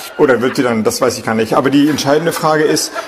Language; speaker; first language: German; native; German